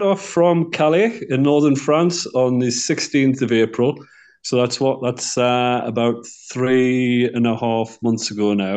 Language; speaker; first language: English; native; English